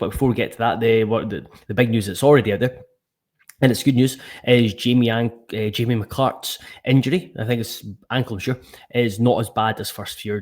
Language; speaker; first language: English; native; English